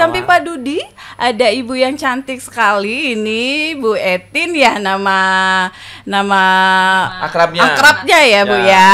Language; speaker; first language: Indonesian; native; Indonesian